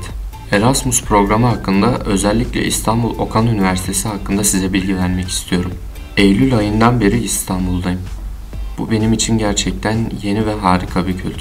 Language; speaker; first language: Turkish; non-native, learner; French